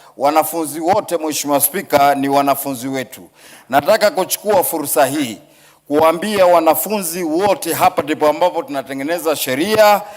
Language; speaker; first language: Swahili; native; Swahili